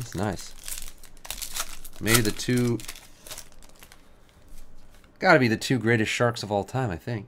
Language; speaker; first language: English; native; English